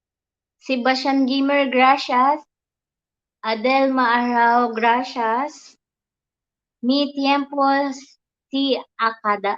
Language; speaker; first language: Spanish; non-native, learner; Filipino